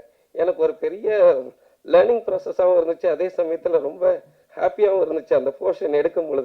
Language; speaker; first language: Tamil; native; Tamil